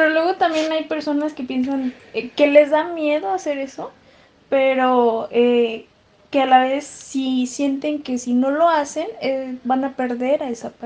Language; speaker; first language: Spanish; native; Spanish